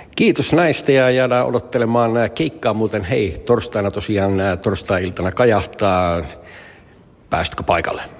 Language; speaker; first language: Finnish; early bilingual, heritage; Finnish